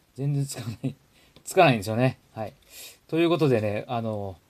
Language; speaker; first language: Japanese; native; Japanese